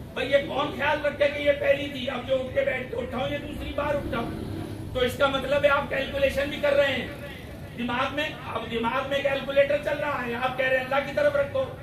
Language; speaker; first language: Urdu; native; Urdu